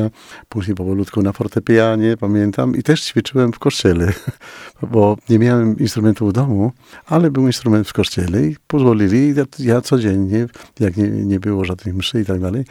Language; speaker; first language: Polish; non-native, fluent; Spanish